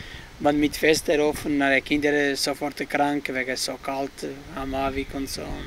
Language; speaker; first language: German; non-native, learner; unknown